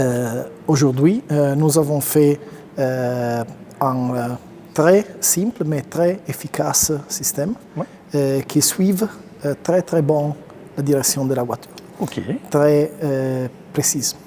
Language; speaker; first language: French; non-native, learner; Italian